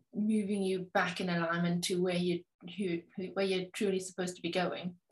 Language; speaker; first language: English; native; English